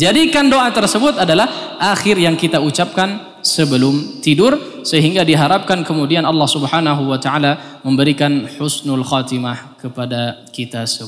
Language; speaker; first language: Indonesian; native; Indonesian